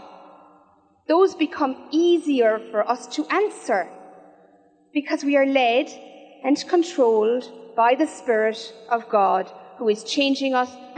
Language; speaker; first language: English; native; English